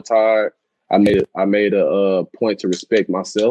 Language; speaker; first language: English; native; English